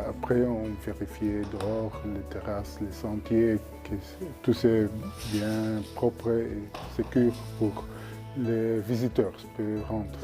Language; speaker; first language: French; non-native, learner; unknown